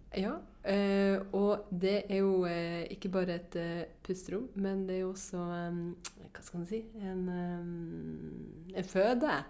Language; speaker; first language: Norwegian; native; Norwegian